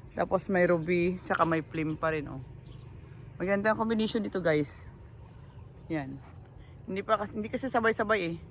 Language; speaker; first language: Filipino; native; Filipino